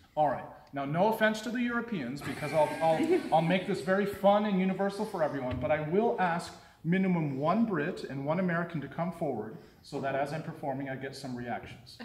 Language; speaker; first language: English; native; English